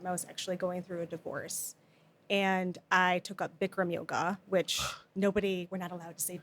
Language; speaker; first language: English; native; English